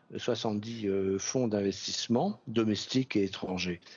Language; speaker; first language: French; native; French